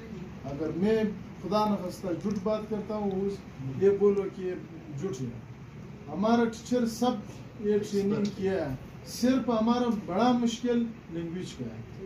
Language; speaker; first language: Hindi; non-native, learner; Pashto